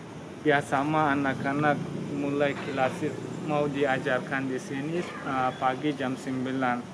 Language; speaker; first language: Indonesian; non-native, learner; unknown